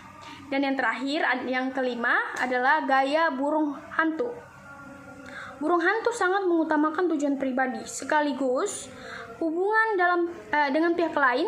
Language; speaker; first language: Indonesian; native; Indonesian